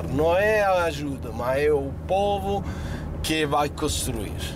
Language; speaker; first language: Portuguese; non-native, fluent; Italian